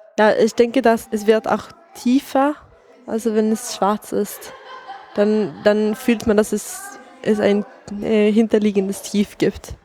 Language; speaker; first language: German; non-native, fluent; Swedish